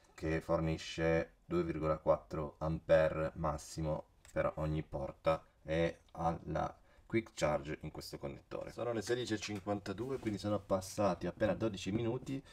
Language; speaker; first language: Italian; native; Italian